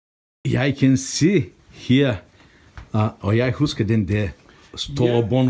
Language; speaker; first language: Danish; non-native, fluent; Bulgarian